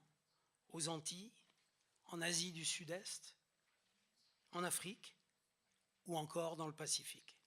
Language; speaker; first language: French; native; French